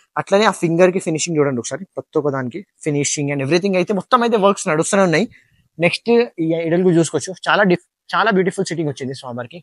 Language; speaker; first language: Telugu; non-native, local second language; Hindi